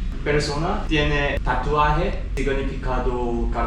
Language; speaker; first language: Spanish; non-native, learner; Korean